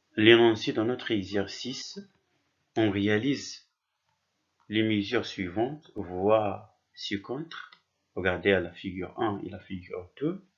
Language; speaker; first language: French; non-native, local second language; Arabic